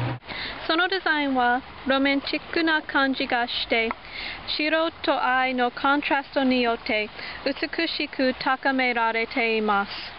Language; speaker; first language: Japanese; non-native, learner; English